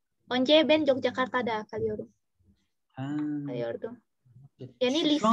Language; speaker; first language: Turkish; non-native, learner; Indonesian